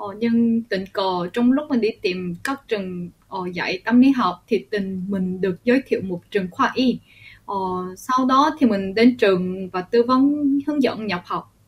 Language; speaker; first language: Vietnamese; early bilingual, other home language; Korean